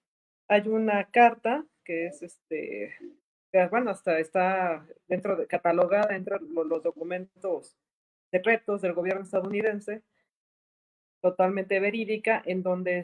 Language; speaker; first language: Spanish; native; Spanish